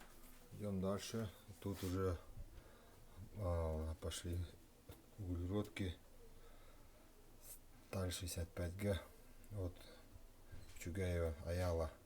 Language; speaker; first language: Russian; native; Russian